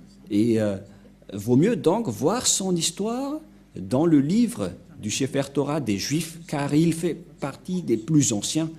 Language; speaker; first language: French; non-native, local second language; Malagasy